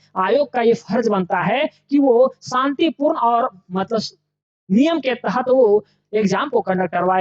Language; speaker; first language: Hindi; native; Hindi